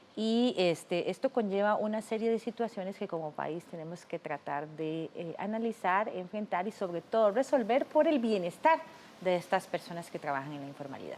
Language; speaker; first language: Spanish; native; Spanish